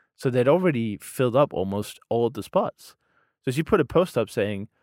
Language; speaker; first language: English; non-native, fluent; Danish